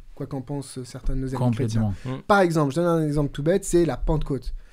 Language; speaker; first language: French; native; French